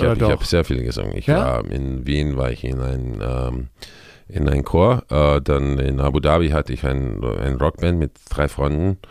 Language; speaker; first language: German; non-native, fluent; Spanish